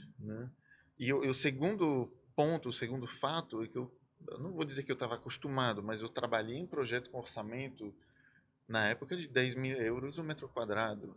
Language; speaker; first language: Portuguese; non-native, fluent; French